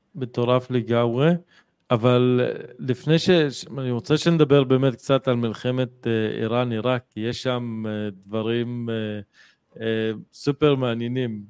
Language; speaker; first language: Hebrew; non-native, local second language; Arabic